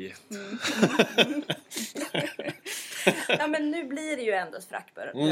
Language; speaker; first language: Swedish; native; Swedish